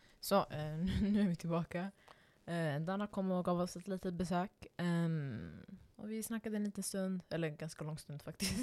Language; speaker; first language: Swedish; non-native, local second language; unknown